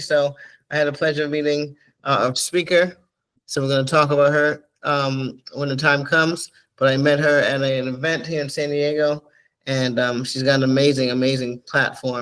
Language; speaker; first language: English; native; English